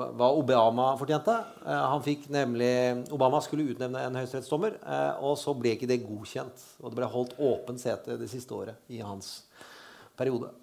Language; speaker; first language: Norwegian; native; Norwegian